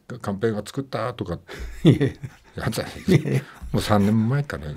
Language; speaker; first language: Japanese; native; Japanese